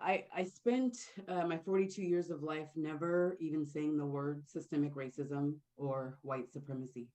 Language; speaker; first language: English; native; English